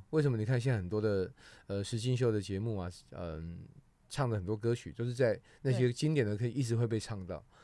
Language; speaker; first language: Chinese; non-native, local second language; Hakka Chinese